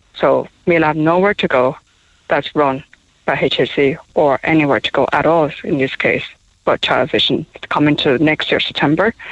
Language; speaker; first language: English; non-native, fluent; Chinese